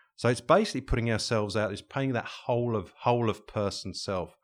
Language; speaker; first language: English; native; English